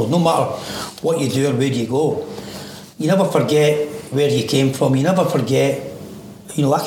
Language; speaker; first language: English; native; English